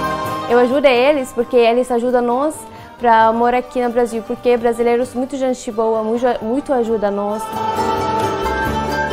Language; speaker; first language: Portuguese; non-native, learner; Arabic